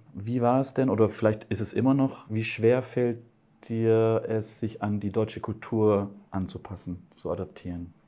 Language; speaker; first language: German; native; German